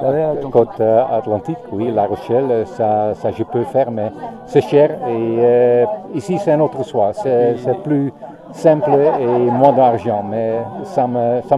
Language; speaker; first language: French; non-native, learner; Dutch